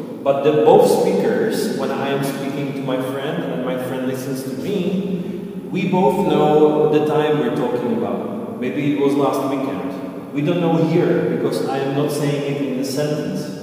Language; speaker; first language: English; non-native, fluent; Czech